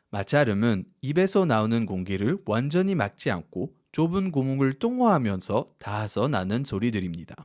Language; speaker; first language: Korean; non-native, fluent; French